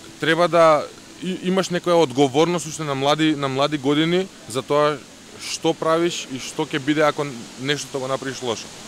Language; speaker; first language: Macedonian; native; Macedonian